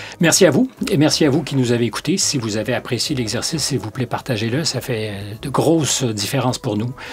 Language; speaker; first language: French; native; French